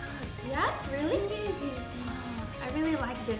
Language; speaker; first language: English; non-native, fluent; Indonesian